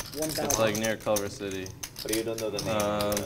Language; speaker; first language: English; native; English